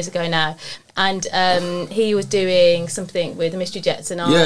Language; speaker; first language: English; native; English